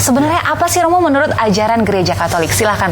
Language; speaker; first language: Indonesian; native; Indonesian